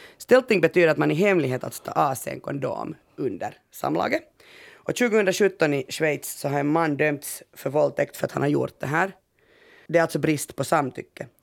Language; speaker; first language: Swedish; native; Swedish